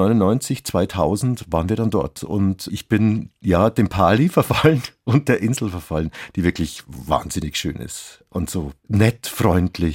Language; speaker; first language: German; native; German